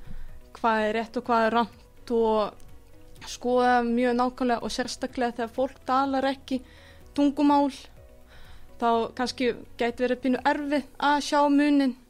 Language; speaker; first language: Icelandic; non-native, fluent; Russian